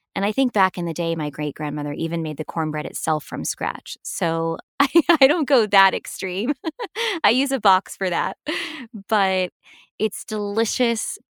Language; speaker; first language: English; native; English